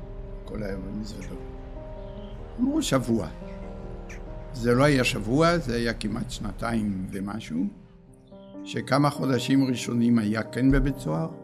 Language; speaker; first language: Hebrew; early bilingual, other home language; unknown